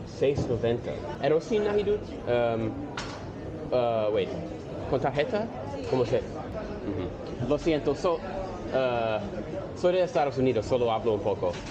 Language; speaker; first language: Spanish; non-native, learner; English